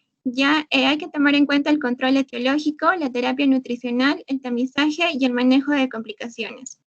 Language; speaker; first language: Spanish; native; Spanish